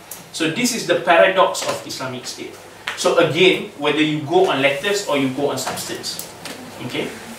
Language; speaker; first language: English; non-native, local second language; Malay